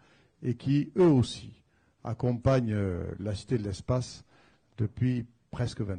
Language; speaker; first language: French; native; French